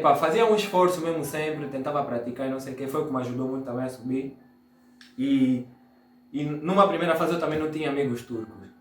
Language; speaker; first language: Portuguese; native; Portuguese